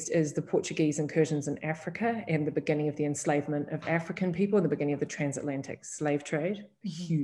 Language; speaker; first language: English; native; English